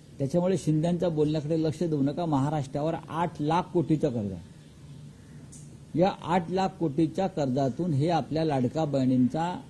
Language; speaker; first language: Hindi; non-native, local second language; Marathi